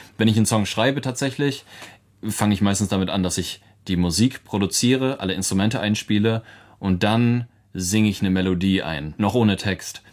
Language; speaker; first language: German; native; German